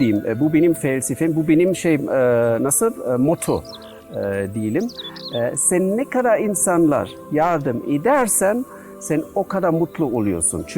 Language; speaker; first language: Turkish; non-native, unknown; German